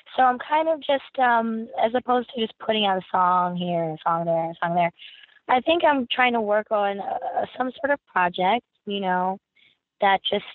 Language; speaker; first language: English; native; English